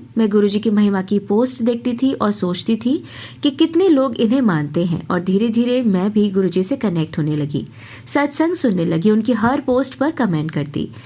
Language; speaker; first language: Hindi; native; Hindi